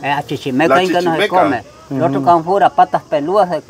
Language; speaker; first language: Spanish; native; Spanish